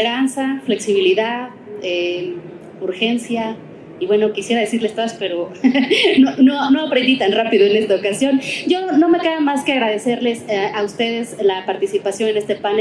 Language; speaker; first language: Spanish; native; Spanish